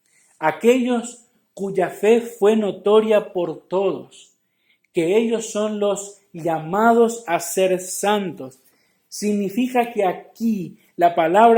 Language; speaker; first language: Spanish; native; Spanish